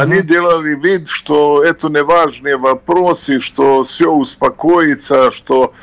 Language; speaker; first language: Russian; non-native, fluent; Serbian